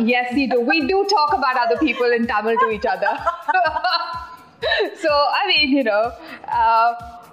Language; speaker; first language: English; non-native, local second language; Tamil